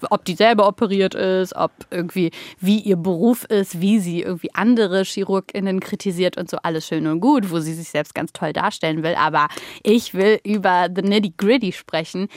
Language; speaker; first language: German; early bilingual, other home language; Bulgarian